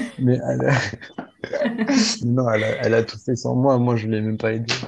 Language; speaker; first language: French; native; French